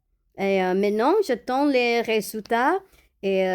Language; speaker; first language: French; non-native, learner; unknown